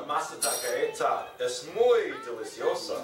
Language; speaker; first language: Spanish; non-native, learner; English